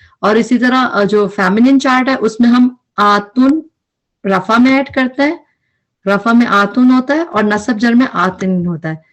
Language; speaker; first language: Urdu; native; Urdu